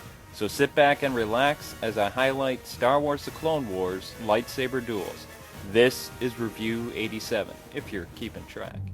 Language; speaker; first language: English; native; English